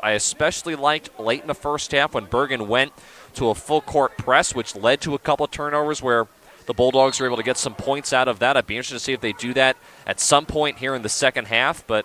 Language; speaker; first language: English; native; English